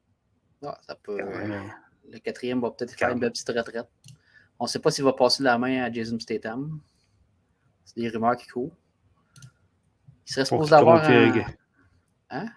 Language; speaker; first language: French; native; French